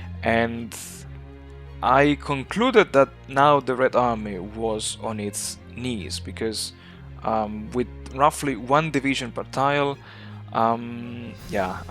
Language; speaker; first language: English; non-native, fluent; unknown